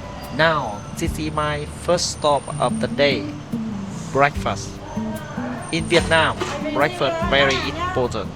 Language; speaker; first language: English; non-native, fluent; Vietnamese